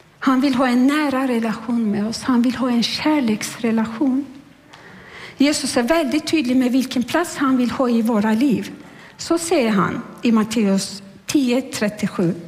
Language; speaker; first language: Swedish; non-native, fluent; Turkish